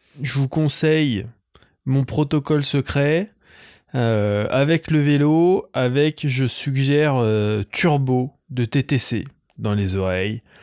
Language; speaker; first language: French; native; French